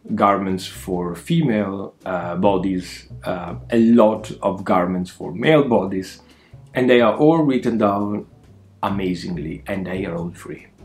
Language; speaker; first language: English; non-native, fluent; Italian